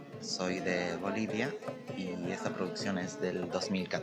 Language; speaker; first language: Spanish; native; Spanish